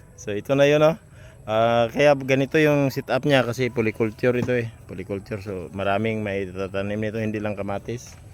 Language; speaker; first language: Filipino; native; Filipino